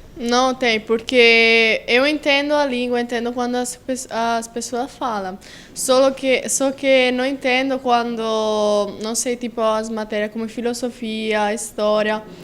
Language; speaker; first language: Portuguese; non-native, learner; Italian